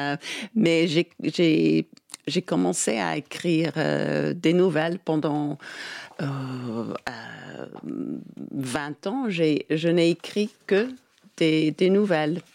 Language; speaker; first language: French; non-native, fluent; English